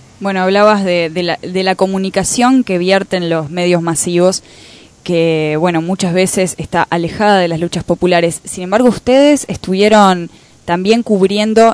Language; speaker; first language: Spanish; native; Spanish